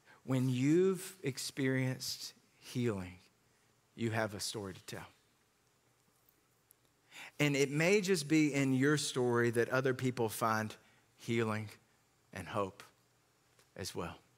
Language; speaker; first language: English; native; English